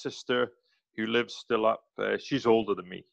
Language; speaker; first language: English; native; English